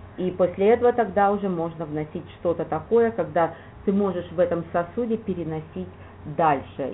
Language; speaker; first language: Russian; native; Russian